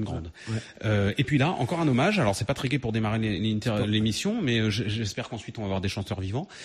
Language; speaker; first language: French; native; French